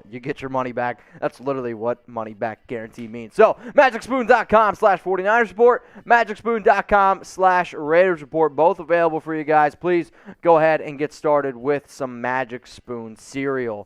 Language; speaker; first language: English; native; English